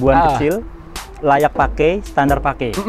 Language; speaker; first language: Indonesian; native; Indonesian